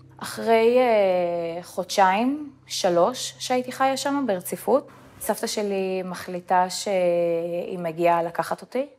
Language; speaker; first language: Hebrew; early bilingual, other home language; Russian